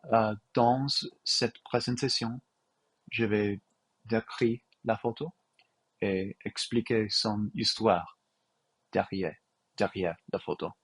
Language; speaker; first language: French; non-native, learner; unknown